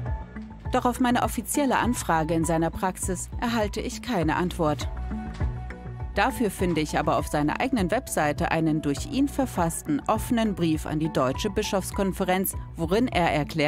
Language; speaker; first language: German; native; German